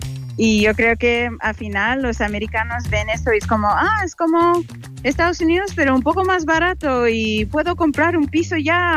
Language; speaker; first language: Spanish; non-native, fluent; English